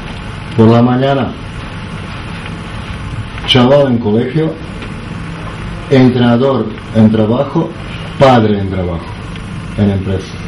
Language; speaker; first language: Spanish; non-native, learner; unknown